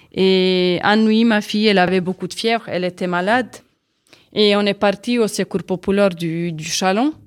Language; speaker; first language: French; non-native, learner; Serbian